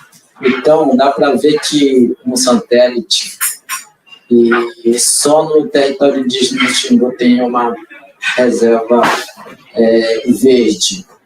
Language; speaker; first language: Portuguese; non-native, local second language; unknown